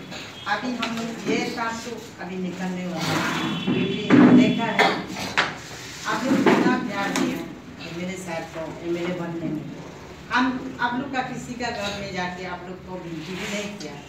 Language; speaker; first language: Hindi; non-native, local second language; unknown